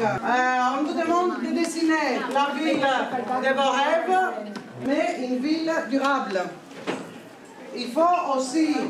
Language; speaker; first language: French; non-native, learner; Greek